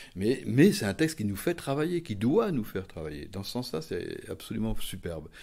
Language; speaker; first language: French; native; French